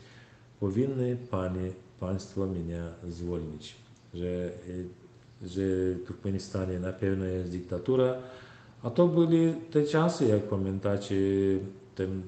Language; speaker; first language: Polish; non-native, learner; Turkmen